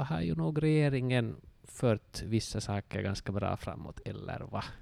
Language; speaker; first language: Swedish; non-native, local second language; Finnish